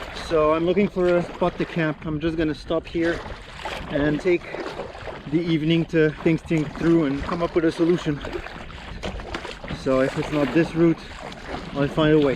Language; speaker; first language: English; non-native, local second language; French